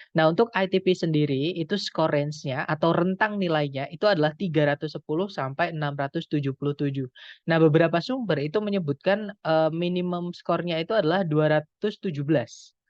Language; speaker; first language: Indonesian; non-native, local second language; Javanese